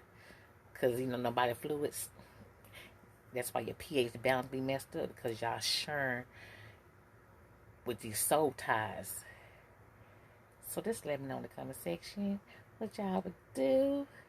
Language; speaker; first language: English; native; English